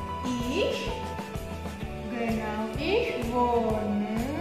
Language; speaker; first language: German; non-native, fluent; Indonesian